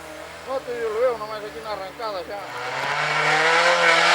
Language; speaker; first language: Spanish; native; Spanish